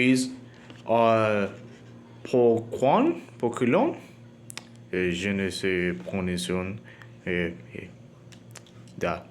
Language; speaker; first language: French; non-native, learner; Spanish